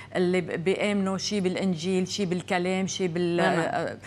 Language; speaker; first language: Arabic; native; Arabic